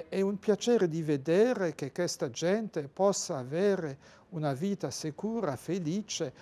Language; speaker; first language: Italian; non-native, fluent; Luxembourgish